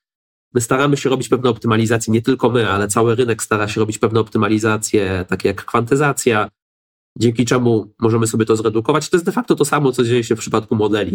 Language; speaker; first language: Polish; native; Polish